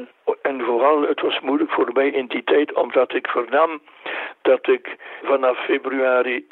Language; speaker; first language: Dutch; non-native, local second language; French